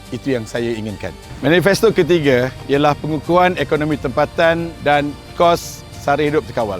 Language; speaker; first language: Malay; native; Malay